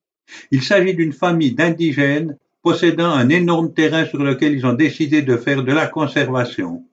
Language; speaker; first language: French; native; French